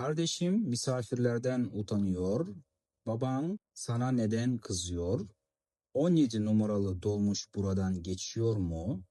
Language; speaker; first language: Turkish; non-native, fluent; Kazakh